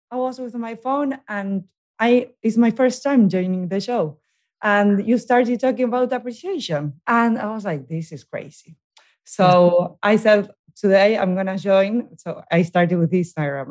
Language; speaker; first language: English; non-native, fluent; Spanish